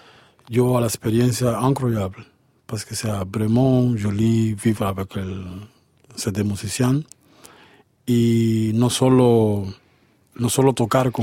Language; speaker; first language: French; non-native, learner; Spanish